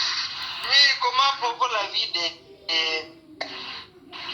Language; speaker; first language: French; non-native, learner; Swahili